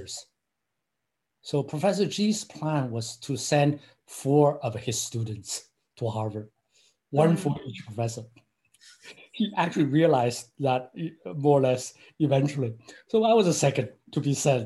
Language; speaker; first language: English; non-native, fluent; Chinese